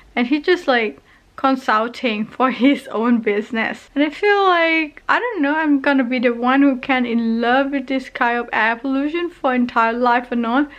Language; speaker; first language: English; non-native, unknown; Thai